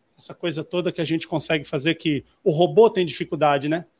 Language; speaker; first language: Portuguese; native; Portuguese